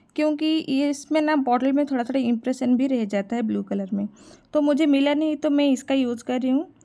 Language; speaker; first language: Hindi; non-native, local second language; Odia